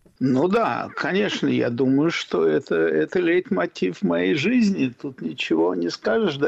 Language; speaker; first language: Russian; native; Russian